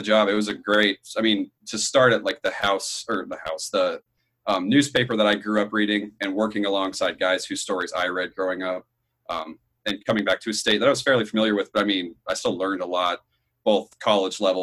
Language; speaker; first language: English; native; English